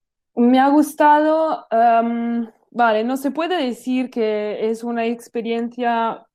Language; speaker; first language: Spanish; non-native, learner; Italian